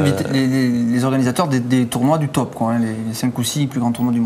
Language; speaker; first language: French; native; French